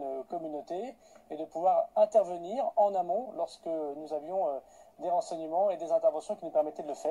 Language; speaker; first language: French; native; French